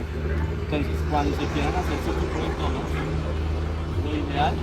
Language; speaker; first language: Spanish; native; Spanish